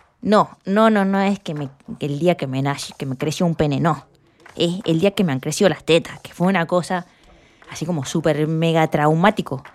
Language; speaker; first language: Spanish; native; Spanish